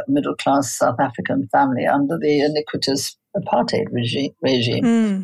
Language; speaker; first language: English; native; English